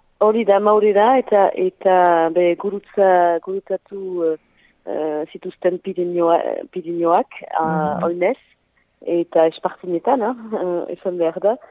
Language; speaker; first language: Basque; non-native, local second language; French